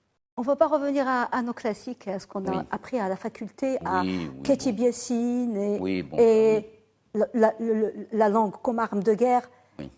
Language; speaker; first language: French; non-native, local second language; Arabic